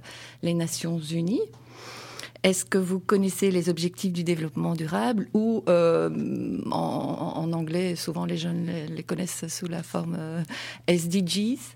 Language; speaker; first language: French; native; French